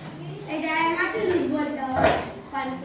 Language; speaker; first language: Basque; non-native, local second language; Spanish